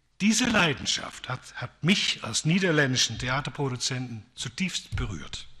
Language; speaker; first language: German; non-native, fluent; Dutch